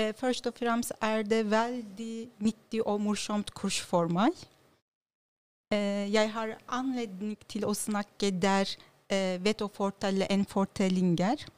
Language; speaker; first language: Norwegian; non-native, learner; Turkish